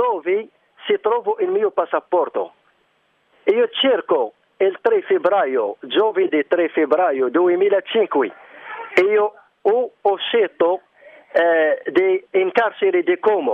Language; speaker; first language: Italian; non-native, learner; Arabic